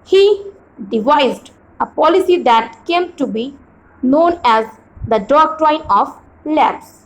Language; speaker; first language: English; non-native, local second language; Hindi